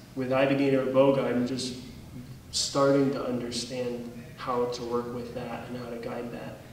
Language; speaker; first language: English; native; English